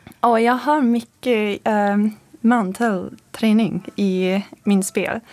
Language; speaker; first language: Swedish; non-native, fluent; French